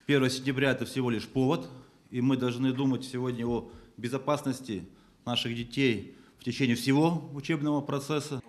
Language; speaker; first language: Russian; native; Russian